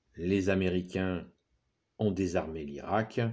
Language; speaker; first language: French; native; French